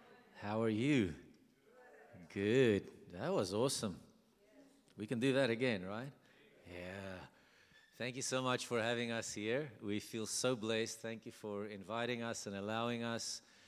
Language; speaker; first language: English; non-native, local second language; Afrikaans